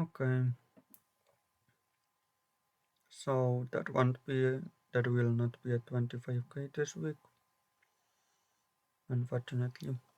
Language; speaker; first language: English; non-native, fluent; Polish